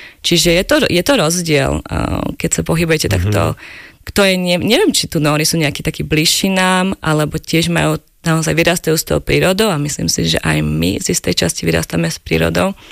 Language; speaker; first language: Slovak; native; Slovak